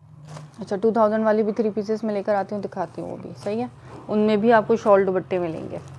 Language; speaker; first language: Urdu; native; Urdu